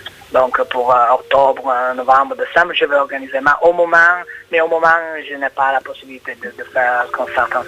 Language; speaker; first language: French; non-native, learner; Italian